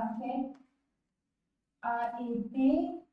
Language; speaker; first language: French; non-native, learner; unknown